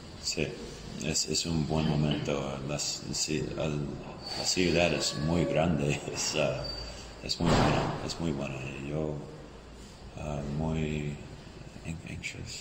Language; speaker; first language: Spanish; non-native, learner; English